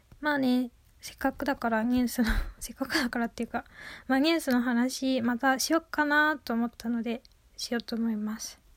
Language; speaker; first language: Japanese; native; Japanese